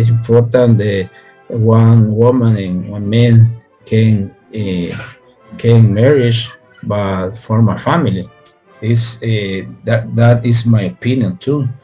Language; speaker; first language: English; non-native, learner; Spanish